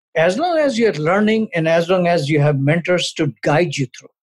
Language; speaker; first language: English; non-native, local second language; Punjabi